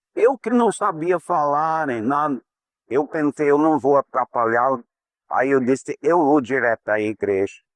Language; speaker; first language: Portuguese; non-native, fluent; English